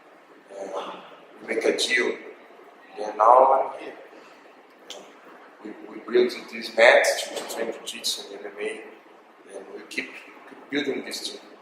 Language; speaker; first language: English; non-native, learner; Portuguese